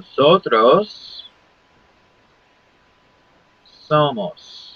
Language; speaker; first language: Spanish; non-native, fluent; English